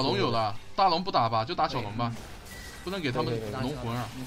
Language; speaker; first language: Chinese; native; Chinese